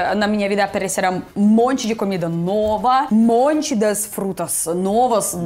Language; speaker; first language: Portuguese; non-native, fluent; Russian